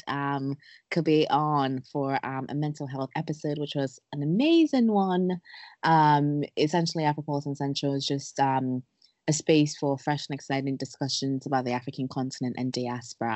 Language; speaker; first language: English; non-native, local second language; Akan